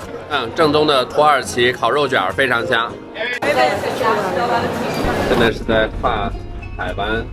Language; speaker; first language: Chinese; native; Chinese